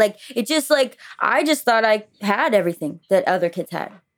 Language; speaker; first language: English; early bilingual, other home language; French